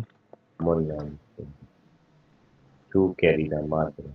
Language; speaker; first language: Spanish; non-native, fluent; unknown